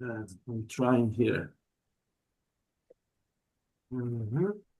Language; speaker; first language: English; non-native, learner; Portuguese